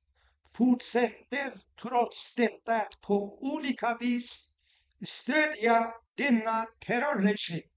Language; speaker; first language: Swedish; non-native, fluent; Persian